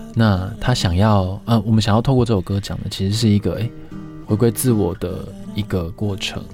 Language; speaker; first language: Chinese; native; Chinese